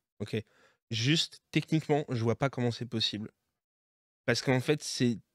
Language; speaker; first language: French; native; French